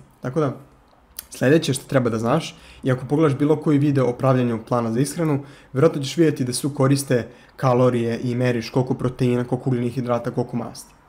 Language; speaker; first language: Serbian; native; Serbian